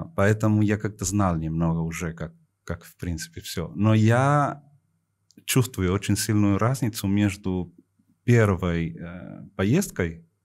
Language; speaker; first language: Russian; non-native, fluent; Spanish